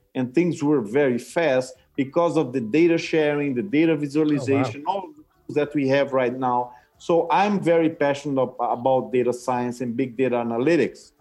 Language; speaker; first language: English; non-native, fluent; Portuguese